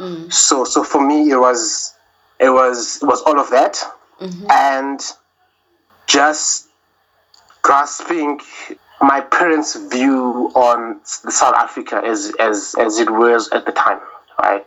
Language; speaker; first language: English; non-native, local second language; Zulu